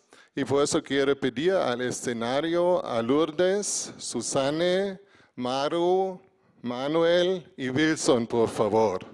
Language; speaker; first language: Spanish; non-native, fluent; German